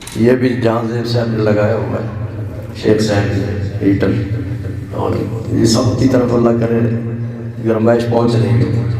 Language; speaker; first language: Urdu; non-native, local second language; Punjabi